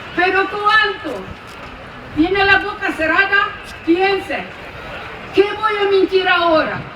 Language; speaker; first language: Spanish; non-native, fluent; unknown